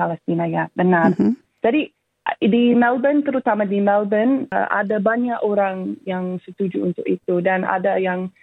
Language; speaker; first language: Indonesian; non-native, fluent; English